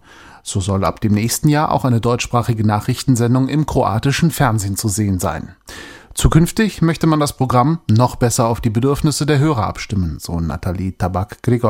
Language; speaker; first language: German; native; German